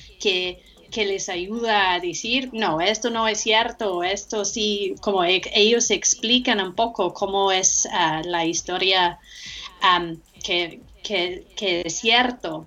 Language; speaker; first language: Spanish; non-native, fluent; English